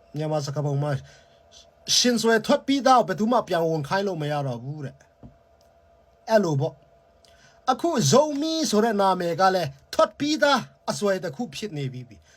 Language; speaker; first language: Burmese; non-native, local second language; Tedim Chin